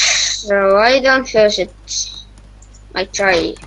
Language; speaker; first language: English; non-native, learner; Estonian